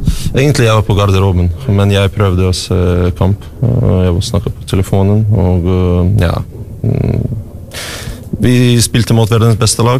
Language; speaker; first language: Norwegian; non-native, learner; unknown